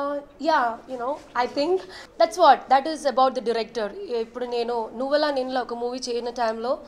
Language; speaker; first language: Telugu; non-native, learner; Malayalam